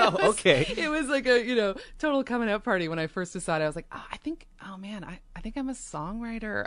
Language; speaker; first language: English; native; English